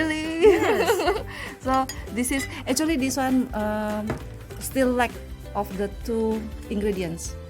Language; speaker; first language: English; non-native, learner; Indonesian